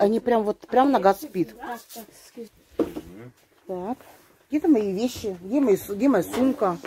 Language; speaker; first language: Russian; native; Russian